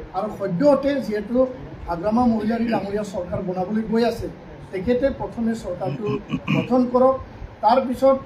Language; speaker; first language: Assamese; non-native, local second language; Bodo